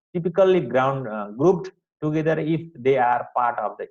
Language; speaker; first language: English; non-native, local second language; Nepali